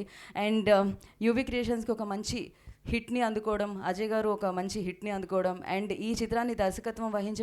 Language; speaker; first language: Telugu; native; Telugu